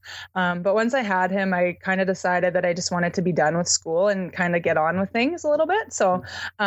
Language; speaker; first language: English; native; English